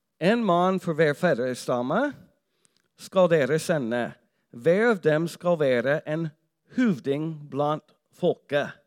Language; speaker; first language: Norwegian; non-native, fluent; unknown